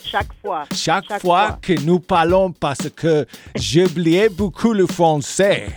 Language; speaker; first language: French; non-native, learner; Spanish